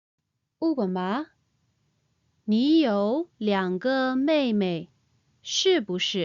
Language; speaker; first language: Chinese; non-native, fluent; Burmese